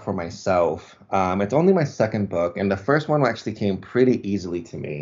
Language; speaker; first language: English; early bilingual, other home language; Spanish